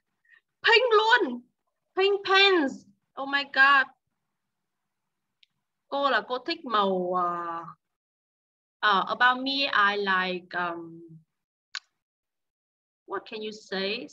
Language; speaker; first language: English; non-native, learner; Vietnamese